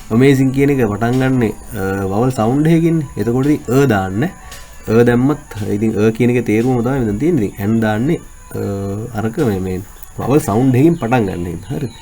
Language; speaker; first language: Sinhala; native; Sinhala